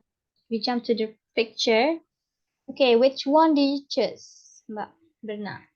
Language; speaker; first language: English; non-native, fluent; Indonesian